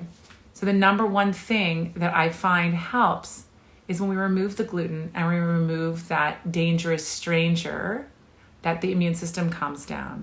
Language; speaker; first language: English; native; English